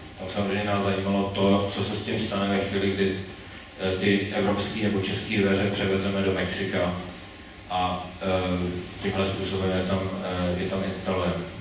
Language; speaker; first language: Czech; native; Czech